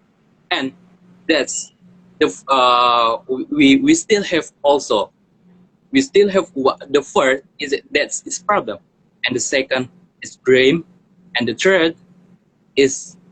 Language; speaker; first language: English; non-native, learner; Indonesian